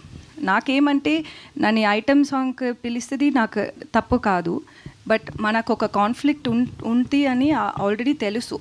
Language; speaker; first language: Telugu; non-native, fluent; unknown